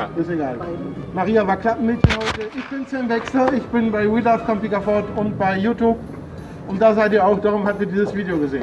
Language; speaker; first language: German; native; German